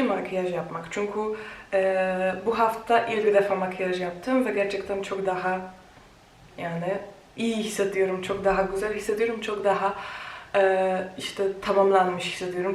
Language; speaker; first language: Turkish; non-native, fluent; Polish